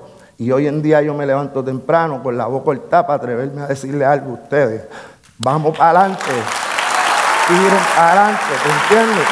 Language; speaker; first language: Spanish; native; Spanish